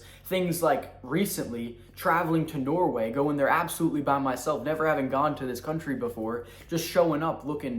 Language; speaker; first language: English; native; English